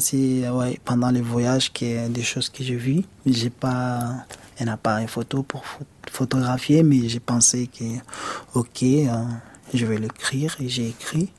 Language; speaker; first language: French; non-native, learner; Arabic